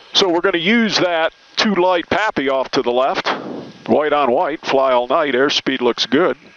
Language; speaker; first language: English; native; English